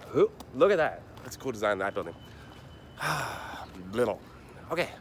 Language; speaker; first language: English; native; English